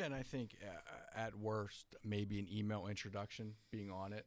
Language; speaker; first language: English; native; English